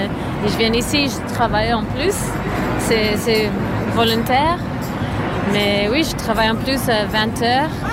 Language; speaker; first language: French; non-native, fluent; English